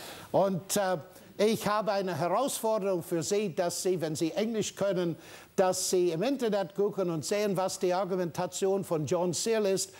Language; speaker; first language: German; non-native, fluent; English